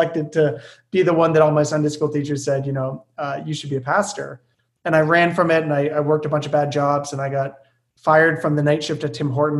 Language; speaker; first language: English; native; English